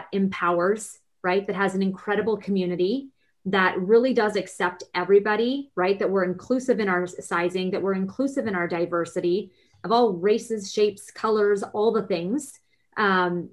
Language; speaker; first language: English; native; English